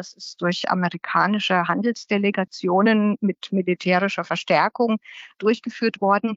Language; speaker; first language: German; native; German